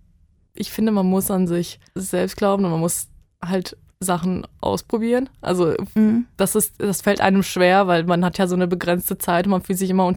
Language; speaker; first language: German; non-native, fluent; Bosnian